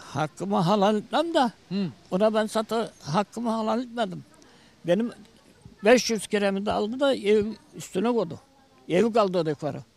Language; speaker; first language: Turkish; native; Turkish